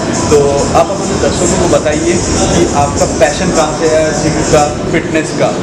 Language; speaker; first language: Hindi; native; Hindi